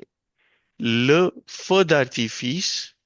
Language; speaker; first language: French; non-native, fluent; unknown